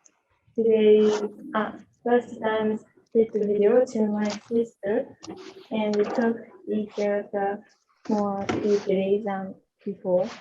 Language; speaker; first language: English; non-native, learner; Japanese